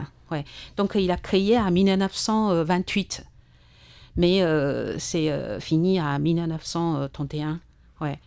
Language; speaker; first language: French; non-native, learner; Chinese